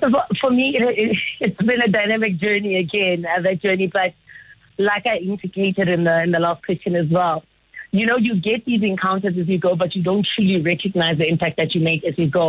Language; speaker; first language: English; non-native, local second language; Northern Sotho